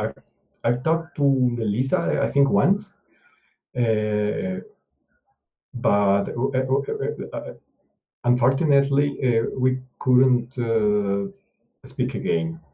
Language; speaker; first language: English; non-native, learner; Spanish